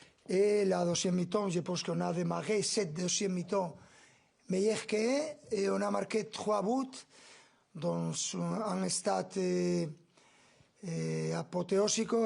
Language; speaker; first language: French; non-native, fluent; Spanish